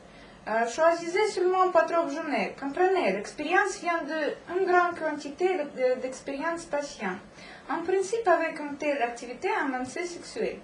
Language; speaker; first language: French; non-native, learner; Russian